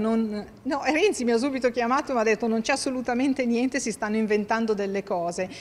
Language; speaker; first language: Italian; native; Italian